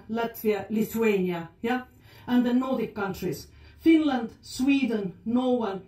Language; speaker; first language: English; non-native, fluent; Estonian